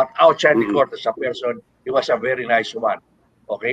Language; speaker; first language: English; non-native, local second language; Filipino